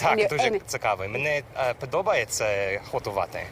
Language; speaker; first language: Ukrainian; non-native, learner; English